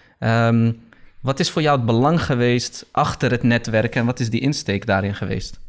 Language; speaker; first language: Dutch; early bilingual, other home language; Riffian